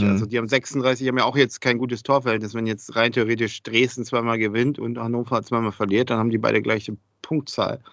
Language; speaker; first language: German; native; German